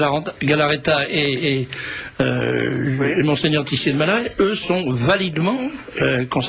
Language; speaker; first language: French; native; French